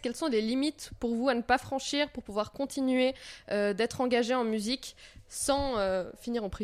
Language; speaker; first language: French; native; French